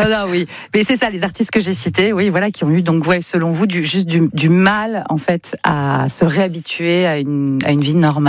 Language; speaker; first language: French; native; French